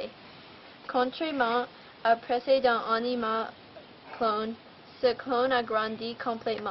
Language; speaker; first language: French; non-native, learner; English